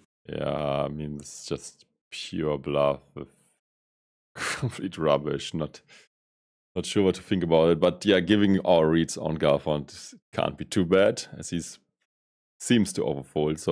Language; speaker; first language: English; non-native, fluent; German